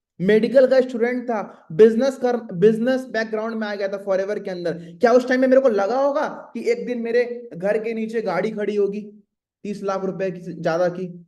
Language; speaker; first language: Hindi; native; Hindi